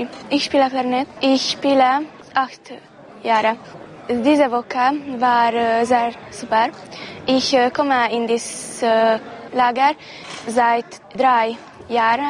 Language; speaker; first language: German; non-native, learner; Hungarian